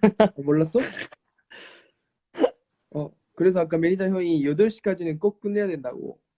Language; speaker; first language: Korean; non-native, fluent; Japanese